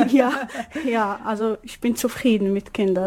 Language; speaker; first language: German; non-native, learner; Arabic